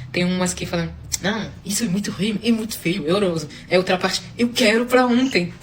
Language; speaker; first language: Portuguese; non-native, fluent; French